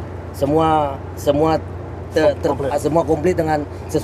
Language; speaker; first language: Indonesian; native; Indonesian